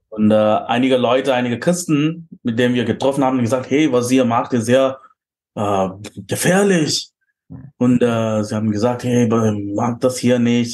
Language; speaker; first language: German; non-native, fluent; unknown